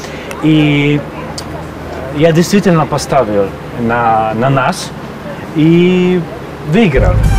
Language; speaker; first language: Russian; non-native, fluent; Hungarian